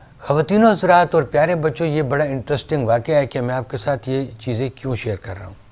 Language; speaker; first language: Urdu; native; Urdu